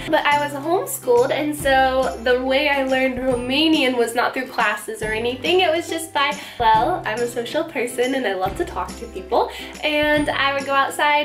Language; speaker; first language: English; early bilingual, other home language; Romanian